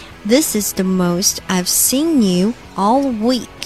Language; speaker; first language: English; non-native, fluent; Chinese